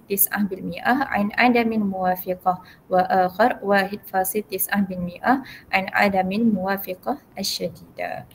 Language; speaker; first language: Arabic; non-native, learner; Malay